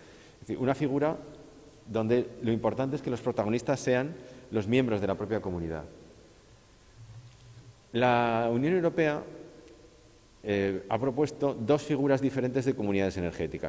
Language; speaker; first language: Spanish; native; Spanish